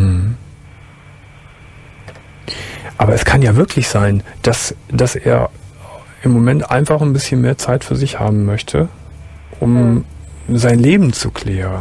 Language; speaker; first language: German; native; German